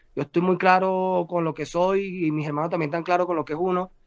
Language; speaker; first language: Spanish; native; Spanish